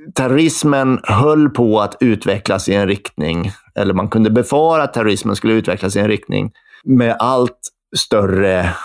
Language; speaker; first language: Swedish; native; Swedish